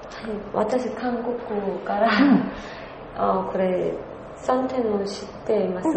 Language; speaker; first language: Japanese; non-native, learner; Korean